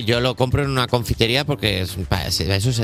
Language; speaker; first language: Spanish; native; Spanish